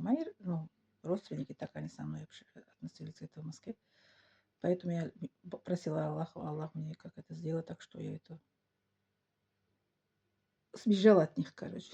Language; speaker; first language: Russian; non-native, local second language; Tajik